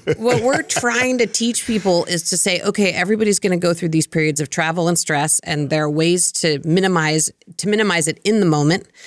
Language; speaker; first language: English; native; English